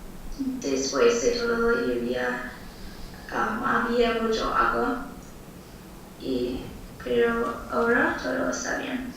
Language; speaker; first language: Spanish; non-native, learner; English